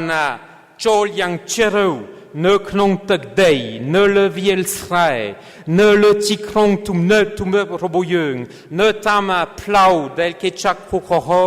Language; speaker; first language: Khmer; non-native, fluent; French